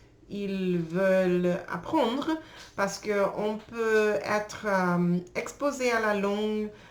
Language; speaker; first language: French; non-native, learner; English